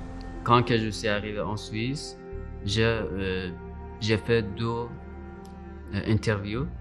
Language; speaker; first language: French; non-native, learner; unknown